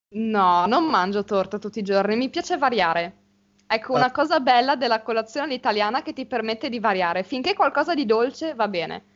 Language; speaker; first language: Italian; native; Italian